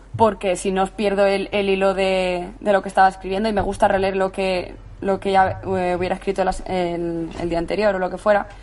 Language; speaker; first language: Spanish; native; Spanish